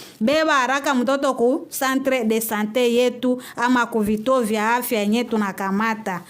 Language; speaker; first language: Swahili; native; Swahili